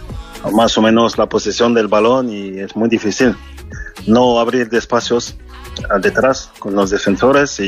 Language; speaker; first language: Spanish; non-native, fluent; French